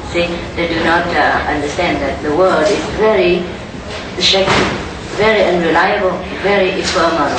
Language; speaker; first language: English; non-native, fluent; Vietnamese